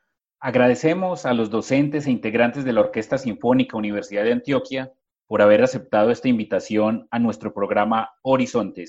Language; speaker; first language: Spanish; native; Spanish